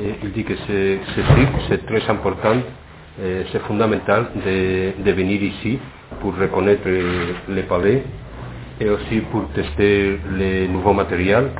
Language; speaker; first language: French; non-native, fluent; Spanish